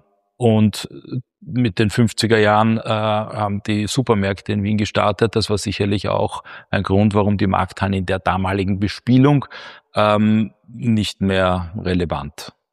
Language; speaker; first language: German; native; German